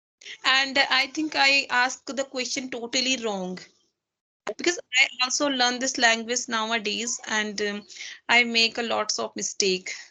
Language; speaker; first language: English; non-native, learner; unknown